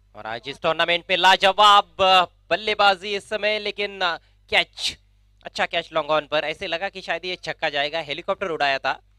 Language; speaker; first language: Hindi; non-native, local second language; Marathi